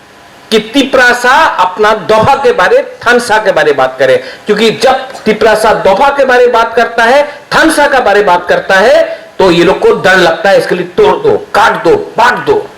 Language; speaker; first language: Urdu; non-native, local second language; Kok Borok